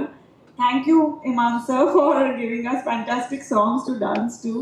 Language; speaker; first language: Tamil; non-native, fluent; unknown